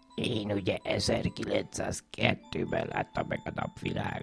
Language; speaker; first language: Hungarian; native; Hungarian